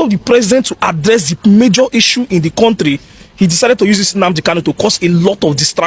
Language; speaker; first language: English; non-native, local second language; Igbo